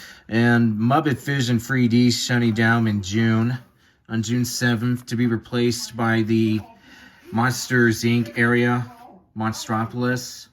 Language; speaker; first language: English; native; English